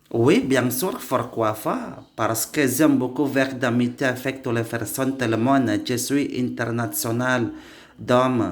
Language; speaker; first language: French; non-native, learner; Indonesian